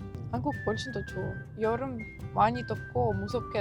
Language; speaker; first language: Korean; non-native, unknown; Ukrainian